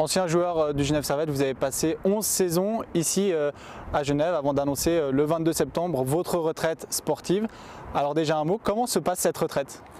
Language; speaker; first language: French; native; French